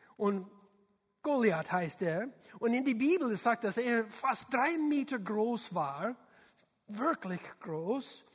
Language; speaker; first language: German; non-native, fluent; English